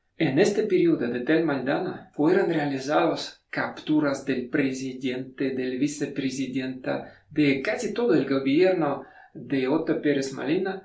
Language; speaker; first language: Spanish; non-native, fluent; Russian